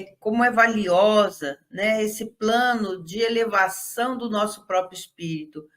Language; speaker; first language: Portuguese; native; Portuguese